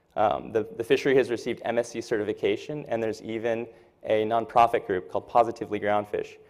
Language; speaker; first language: English; native; English